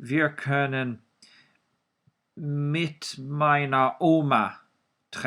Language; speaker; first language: German; non-native, fluent; Irish